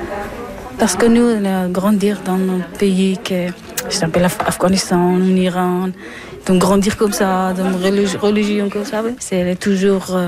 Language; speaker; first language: French; non-native, learner; Persian